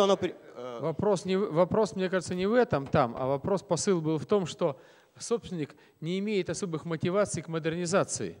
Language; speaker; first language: Russian; native; Russian